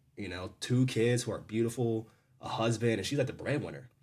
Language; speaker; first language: English; native; English